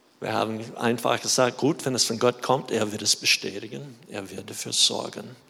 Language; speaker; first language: German; non-native, fluent; English